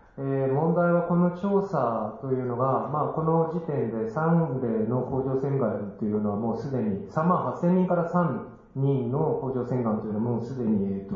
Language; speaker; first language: Japanese; native; Japanese